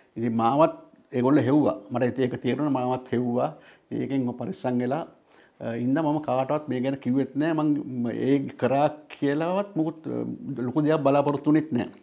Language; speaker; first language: Sinhala; non-native, local second language; Tamil